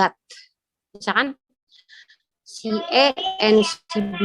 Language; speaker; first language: English; non-native, learner; Indonesian